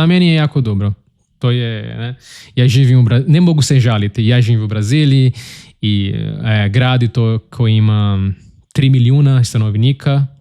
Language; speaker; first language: Bosnian; non-native, learner; Portuguese